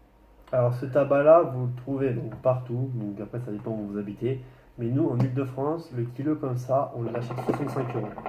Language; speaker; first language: French; native; French